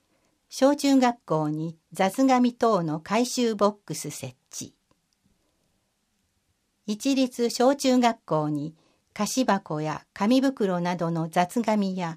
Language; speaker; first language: Japanese; native; Japanese